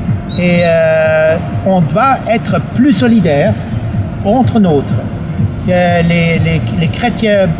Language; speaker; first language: French; non-native, learner; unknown